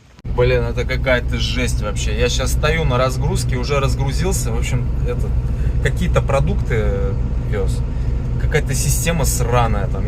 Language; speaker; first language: Russian; native; Russian